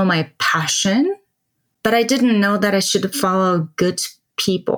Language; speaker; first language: English; non-native, fluent; Japanese